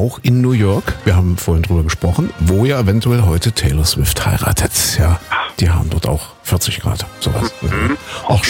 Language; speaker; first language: German; native; German